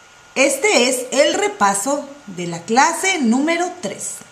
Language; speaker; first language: Spanish; non-native, fluent; English